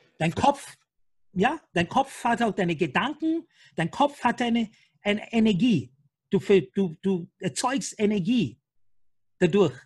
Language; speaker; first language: German; non-native, fluent; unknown